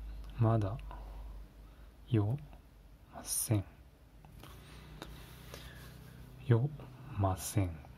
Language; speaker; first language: Japanese; non-native, learner; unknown